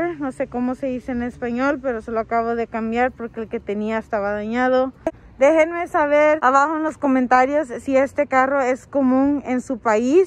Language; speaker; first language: Spanish; early bilingual, heritage; Spanish